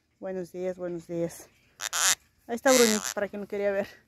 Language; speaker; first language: Spanish; native; Spanish